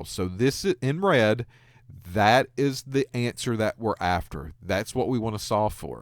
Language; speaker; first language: English; native; English